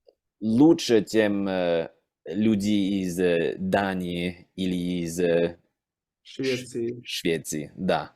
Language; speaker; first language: Russian; non-native, learner; English